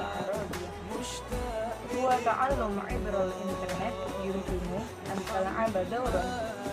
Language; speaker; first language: Arabic; non-native, learner; Indonesian